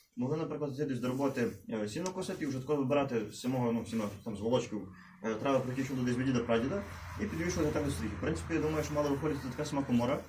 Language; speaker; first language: Ukrainian; native; Ukrainian